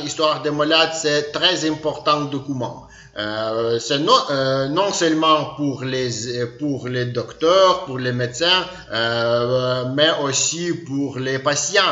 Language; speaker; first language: French; non-native, learner; Ukrainian